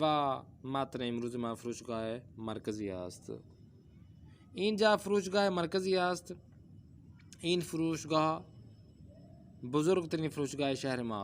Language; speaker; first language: Persian; non-native, fluent; Urdu